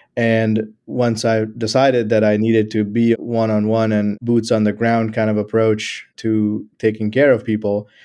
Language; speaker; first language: English; non-native, local second language; Gujarati